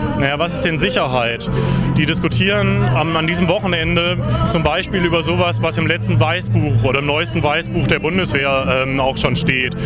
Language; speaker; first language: German; native; German